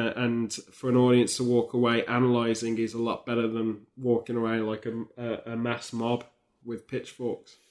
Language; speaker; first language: English; native; English